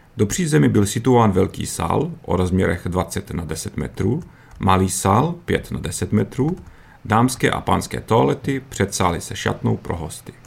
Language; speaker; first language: Czech; early bilingual, heritage; Czech